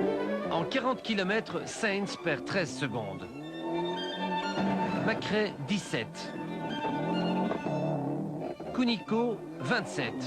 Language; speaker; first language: French; native; French